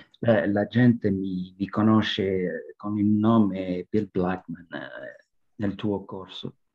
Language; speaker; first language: Italian; non-native, learner; French